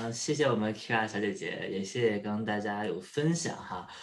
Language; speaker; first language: Chinese; native; Chinese